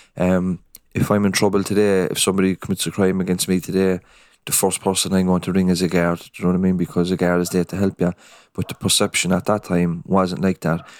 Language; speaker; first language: English; native; English